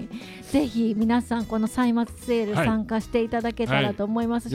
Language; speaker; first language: Japanese; native; Japanese